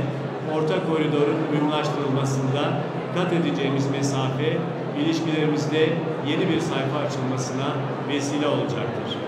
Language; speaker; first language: Turkish; native; Turkish